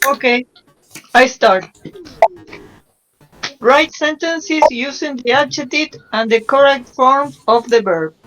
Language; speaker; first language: English; non-native, learner; Spanish